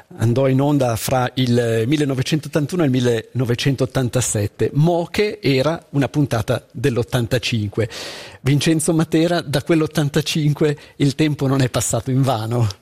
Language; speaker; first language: Italian; native; Italian